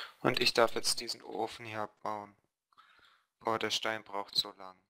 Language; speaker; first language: German; native; German